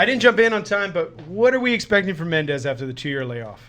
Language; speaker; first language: English; native; English